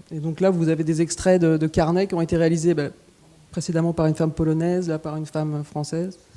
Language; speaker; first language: French; native; French